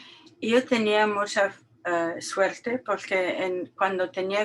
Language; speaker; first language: Spanish; non-native, learner; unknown